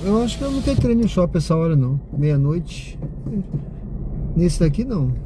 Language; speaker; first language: Portuguese; native; Portuguese